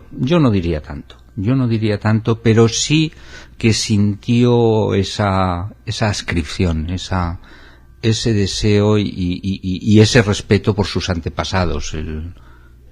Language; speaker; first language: Spanish; native; Spanish